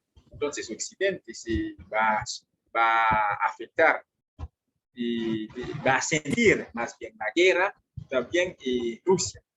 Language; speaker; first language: Spanish; non-native, fluent; French